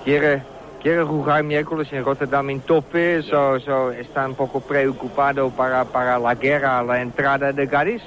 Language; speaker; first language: Spanish; non-native, learner; Dutch